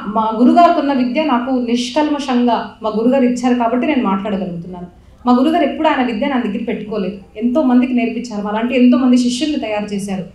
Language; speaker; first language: Telugu; non-native, local second language; Marathi